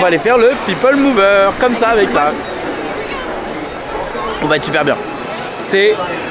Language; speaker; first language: French; native; French